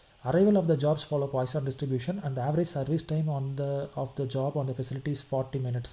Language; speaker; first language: English; non-native, local second language; Tamil